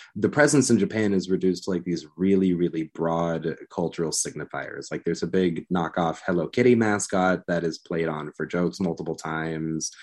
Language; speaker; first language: English; native; English